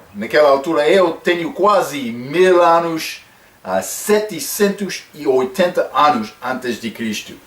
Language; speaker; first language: Portuguese; non-native, fluent; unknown